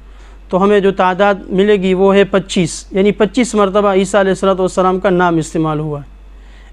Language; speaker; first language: Urdu; native; Urdu